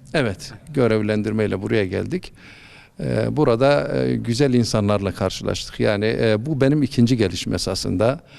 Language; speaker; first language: Turkish; native; Turkish